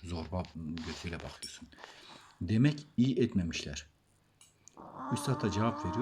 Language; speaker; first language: Turkish; native; Turkish